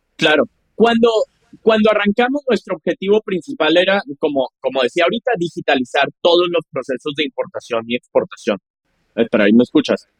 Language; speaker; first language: Spanish; native; Spanish